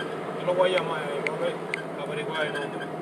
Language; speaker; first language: Spanish; native; Spanish